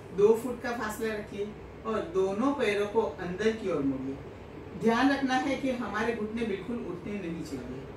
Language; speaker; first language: Hindi; non-native, local second language; Gujarati